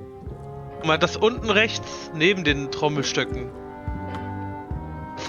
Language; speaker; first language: German; native; German